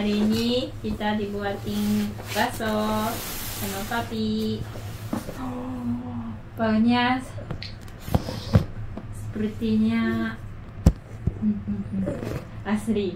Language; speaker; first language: Indonesian; non-native, learner; Japanese